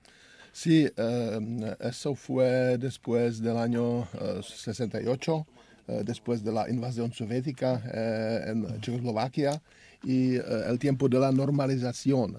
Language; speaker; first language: Spanish; non-native, learner; Czech